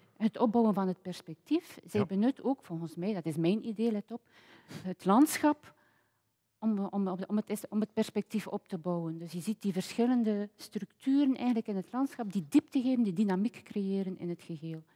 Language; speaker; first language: Dutch; native; Dutch